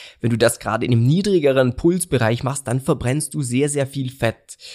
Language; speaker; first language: German; native; German